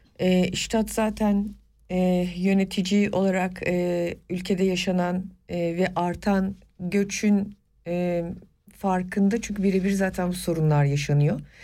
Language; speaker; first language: Turkish; non-native, local second language; Kurdish